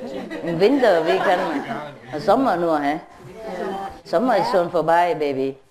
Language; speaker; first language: German; non-native, learner; Vietnamese